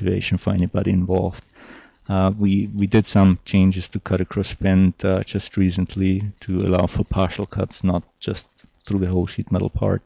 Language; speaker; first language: English; non-native, fluent; German